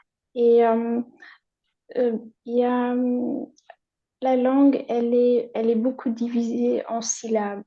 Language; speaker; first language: French; non-native, fluent; German